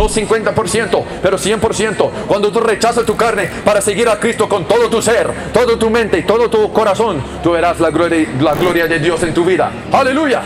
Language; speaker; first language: Spanish; non-native, learner; English